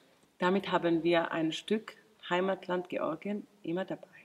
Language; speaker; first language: German; non-native, fluent; Georgian